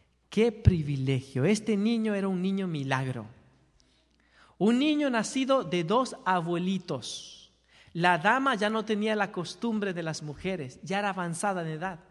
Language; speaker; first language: Spanish; native; Spanish